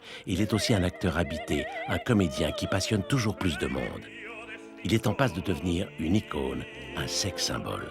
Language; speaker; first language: French; native; French